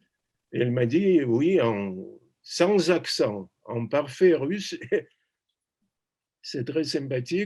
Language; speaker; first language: French; non-native, fluent; Russian